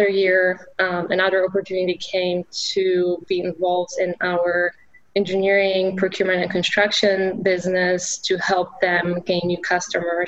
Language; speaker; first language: English; non-native, fluent; Polish